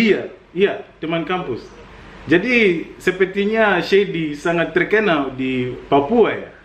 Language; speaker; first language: Indonesian; non-native, fluent; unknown